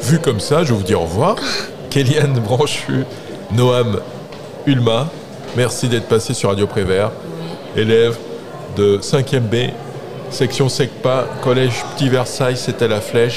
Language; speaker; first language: French; native; French